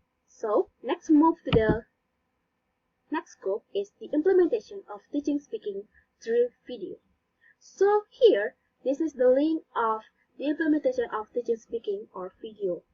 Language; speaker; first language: English; non-native, learner; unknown